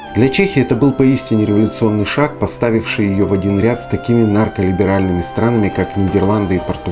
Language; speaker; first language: Russian; native; Russian